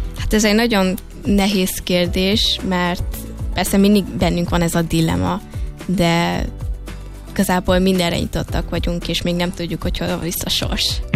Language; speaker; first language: Hungarian; early bilingual, heritage; Hungarian